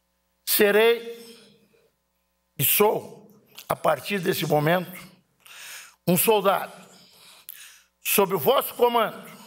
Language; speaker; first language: Portuguese; native; Portuguese